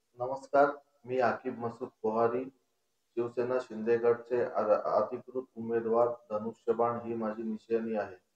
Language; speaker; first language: Marathi; non-native, local second language; Konkani